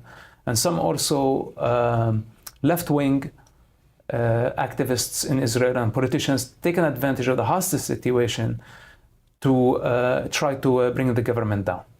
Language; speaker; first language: English; non-native, fluent; Arabic